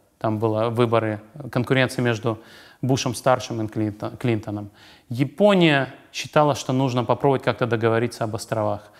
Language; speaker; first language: Russian; native; Russian